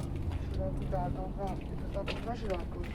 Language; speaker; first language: Persian; native; Persian